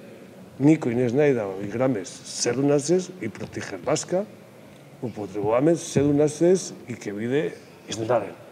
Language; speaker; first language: Macedonian; non-native, learner; Spanish